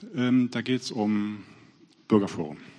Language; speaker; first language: German; native; German